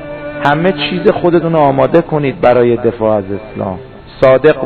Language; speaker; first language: Persian; native; Persian